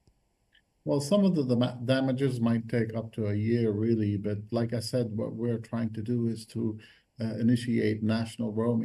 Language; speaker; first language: English; non-native, fluent; Arabic